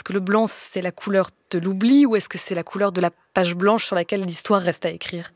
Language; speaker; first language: French; native; French